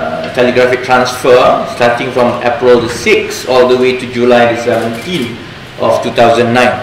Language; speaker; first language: English; non-native, local second language; Malay